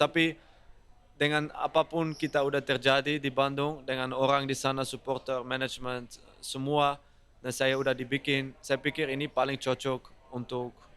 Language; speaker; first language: Indonesian; non-native, fluent; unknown